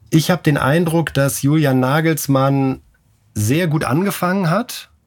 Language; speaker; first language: German; native; German